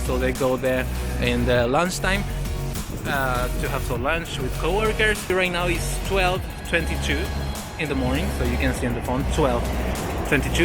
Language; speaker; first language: English; non-native, fluent; Spanish